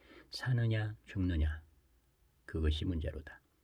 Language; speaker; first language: Korean; native; Korean